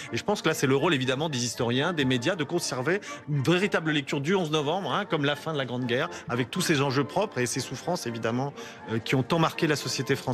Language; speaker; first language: French; native; French